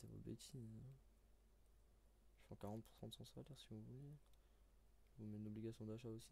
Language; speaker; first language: French; native; French